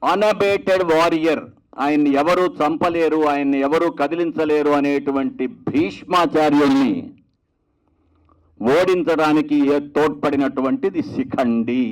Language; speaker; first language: Telugu; native; Telugu